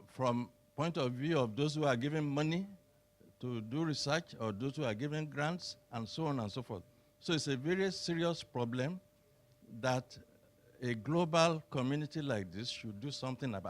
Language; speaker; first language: English; non-native, local second language; Yoruba